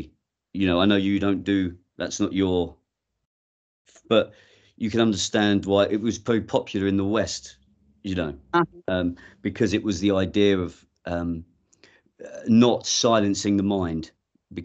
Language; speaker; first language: English; native; English